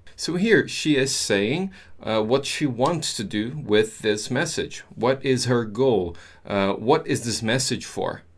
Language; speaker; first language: English; non-native, fluent; Portuguese